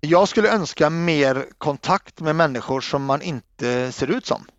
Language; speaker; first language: Swedish; early bilingual, other home language; Arabic